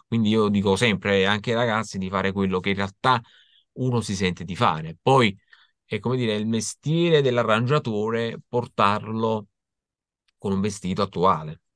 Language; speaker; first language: Italian; native; Italian